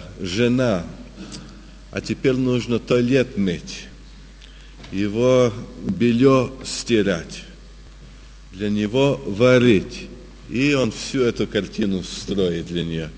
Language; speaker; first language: Russian; early bilingual, heritage; Russian